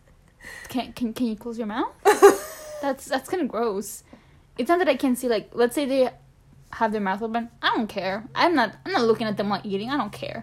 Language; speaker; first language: English; non-native, fluent; Spanish